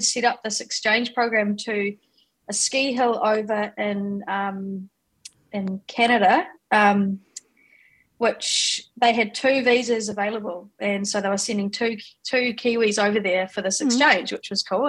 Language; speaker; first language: English; native; English